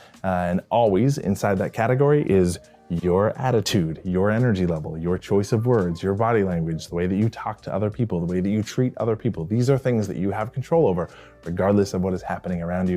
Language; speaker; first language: English; native; English